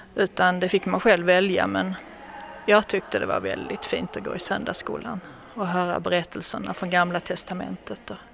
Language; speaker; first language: Swedish; native; Swedish